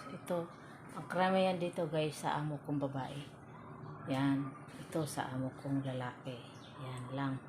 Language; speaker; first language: Filipino; non-native, local second language; Cebuano